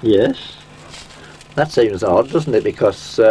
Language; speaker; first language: English; native; English